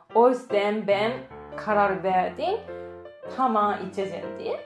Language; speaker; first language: Turkish; non-native, fluent; Japanese